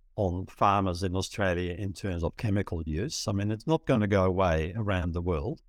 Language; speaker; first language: English; early bilingual, other home language; Dutch